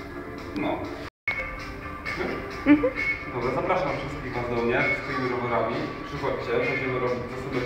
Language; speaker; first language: Polish; native; Polish